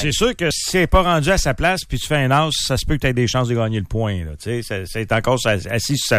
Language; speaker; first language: French; native; French